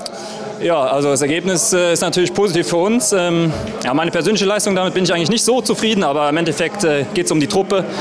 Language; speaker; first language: German; native; German